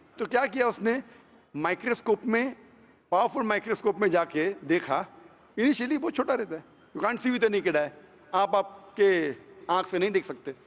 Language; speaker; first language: Hindi; non-native, local second language; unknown